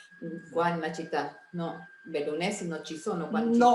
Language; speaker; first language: Italian; early bilingual, heritage; Spanish